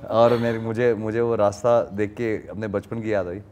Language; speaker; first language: Hindi; native; Hindi